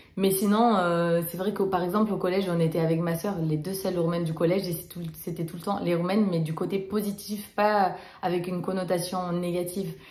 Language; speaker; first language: French; early bilingual, other home language; Romanian